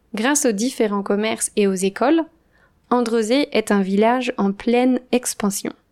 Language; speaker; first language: French; native; French